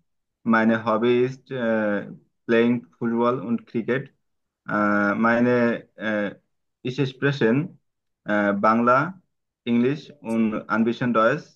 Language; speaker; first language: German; non-native, learner; Bangla